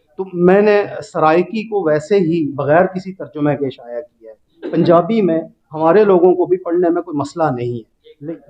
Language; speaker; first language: Urdu; non-native, local second language; Pahari-Potwari